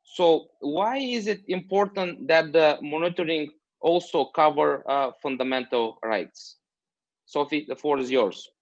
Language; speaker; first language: English; non-native, fluent; Bulgarian